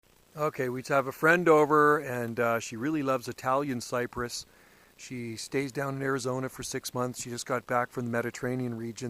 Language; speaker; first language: English; native; English